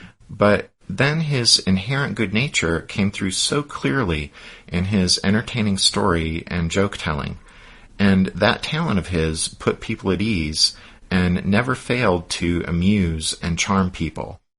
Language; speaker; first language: English; native; English